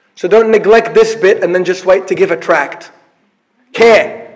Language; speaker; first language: English; early bilingual, other home language; Arabic